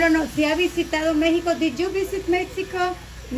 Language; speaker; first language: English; non-native, learner; Spanish